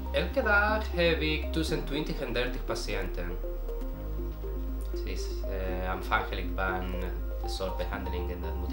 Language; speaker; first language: Dutch; non-native, learner; Spanish